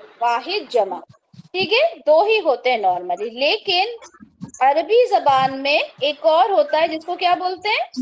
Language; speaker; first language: Urdu; native; Urdu